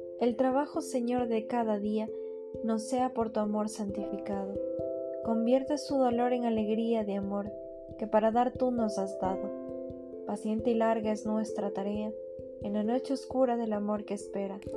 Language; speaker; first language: Spanish; native; Spanish